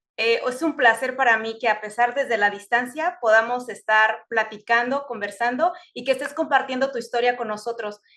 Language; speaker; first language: Spanish; native; Spanish